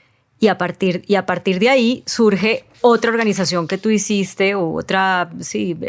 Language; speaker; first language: Spanish; native; Spanish